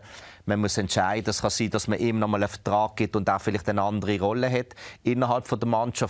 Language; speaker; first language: German; native; German